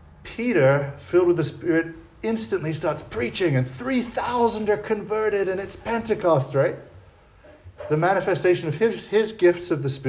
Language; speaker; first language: English; native; English